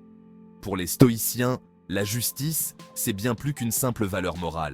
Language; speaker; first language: French; native; French